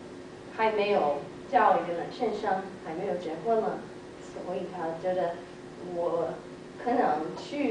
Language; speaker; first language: Chinese; non-native, learner; English